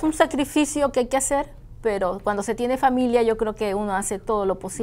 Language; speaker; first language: Spanish; native; Spanish